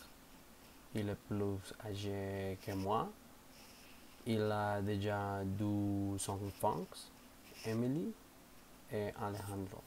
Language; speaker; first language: French; non-native, learner; Spanish